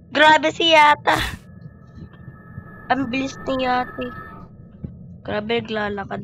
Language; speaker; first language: Filipino; native; Filipino